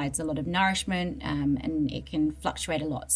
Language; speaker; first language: English; native; English